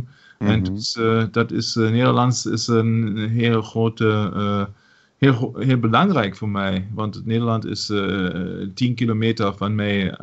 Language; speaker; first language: Dutch; non-native, learner; German